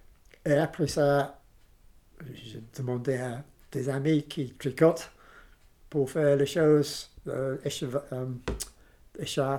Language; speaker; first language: French; non-native, learner; English